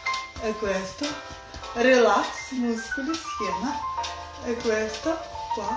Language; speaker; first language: Italian; non-native, learner; Russian